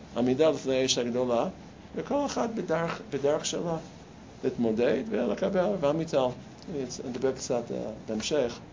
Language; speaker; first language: Hebrew; non-native, fluent; English